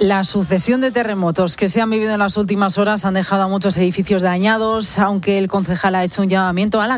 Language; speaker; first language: Spanish; native; Spanish